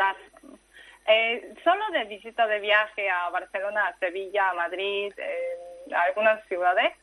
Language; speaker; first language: Spanish; non-native, fluent; Korean